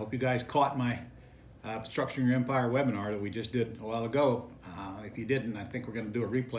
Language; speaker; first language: English; native; English